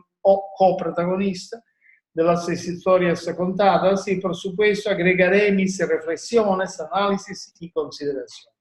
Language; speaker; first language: Spanish; non-native, learner; Italian